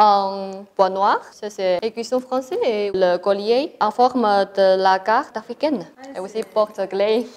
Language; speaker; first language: French; non-native, fluent; Chinese